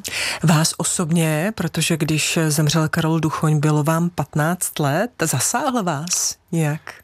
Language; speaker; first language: Czech; native; Czech